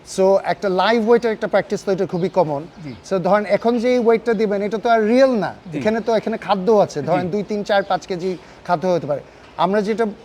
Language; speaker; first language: Bangla; early bilingual, heritage; Bangla